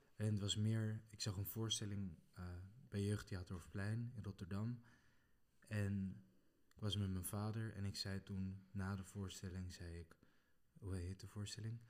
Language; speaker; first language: Dutch; early bilingual, other home language; Kabuverdianu